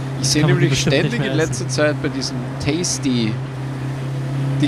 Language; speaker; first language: German; native; German